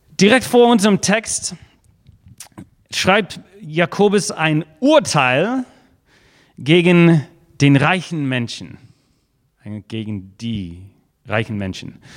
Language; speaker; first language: German; non-native, fluent; English